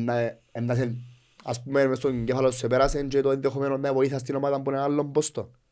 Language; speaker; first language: Greek; native; Greek